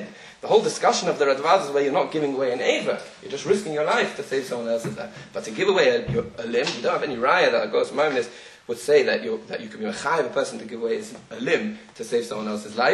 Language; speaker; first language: English; native; English